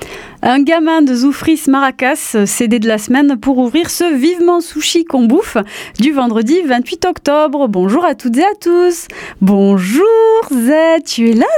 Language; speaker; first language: French; native; French